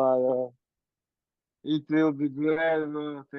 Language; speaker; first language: English; non-native, learner; Russian